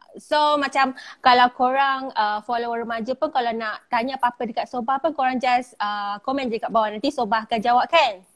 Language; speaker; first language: Malay; native; Malay